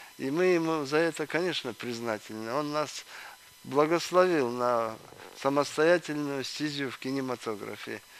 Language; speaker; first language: Russian; non-native, local second language; Kyrgyz